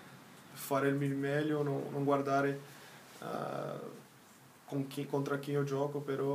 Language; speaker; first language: Italian; non-native, learner; Portuguese